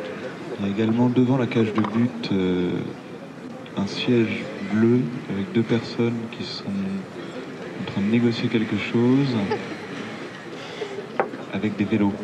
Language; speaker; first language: French; native; French